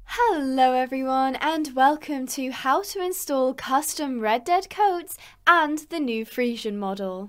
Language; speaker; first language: English; native; English